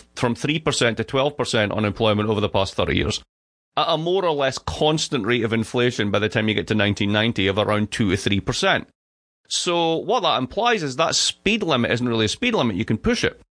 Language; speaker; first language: English; native; English